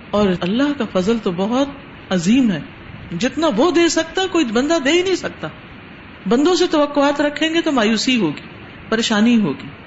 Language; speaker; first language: Urdu; non-native, local second language; Punjabi